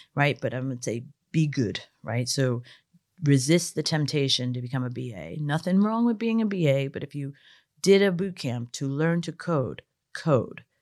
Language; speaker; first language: English; native; English